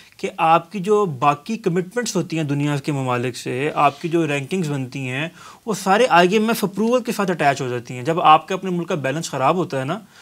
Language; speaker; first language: Urdu; native; Urdu